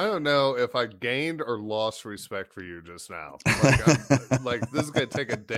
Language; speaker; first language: English; native; English